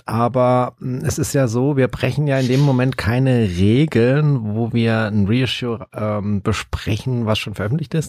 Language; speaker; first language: German; native; German